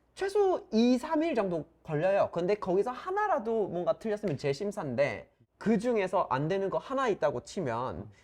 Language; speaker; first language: Korean; non-native, fluent; English